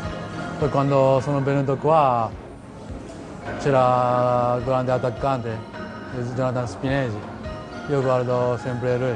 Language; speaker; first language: Italian; non-native, learner; Japanese